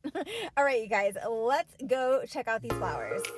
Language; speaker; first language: English; native; English